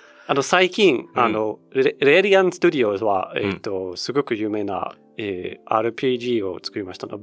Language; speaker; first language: Japanese; non-native, learner; Danish